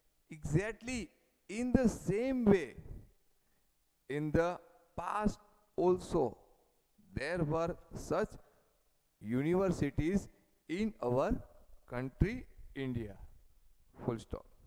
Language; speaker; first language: English; non-native, local second language; Gujarati